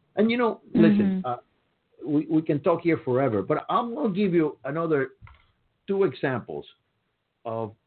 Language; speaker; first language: English; early bilingual, other home language; Spanish